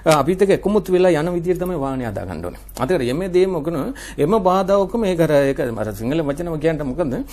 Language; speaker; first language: Sinhala; non-native, fluent; Tamil